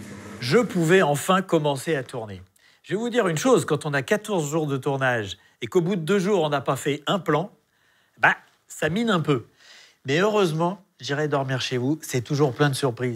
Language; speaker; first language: French; native; French